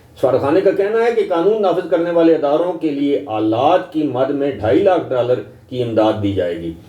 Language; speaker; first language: Urdu; non-native, local second language; Northern Hindko